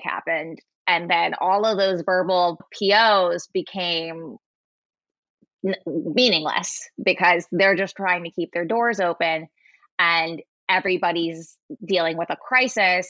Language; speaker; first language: English; native; English